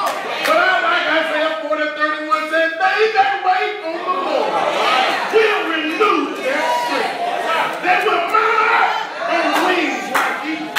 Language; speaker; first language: English; native; English